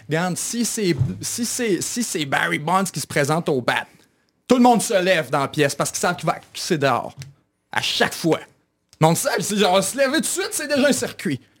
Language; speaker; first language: French; native; French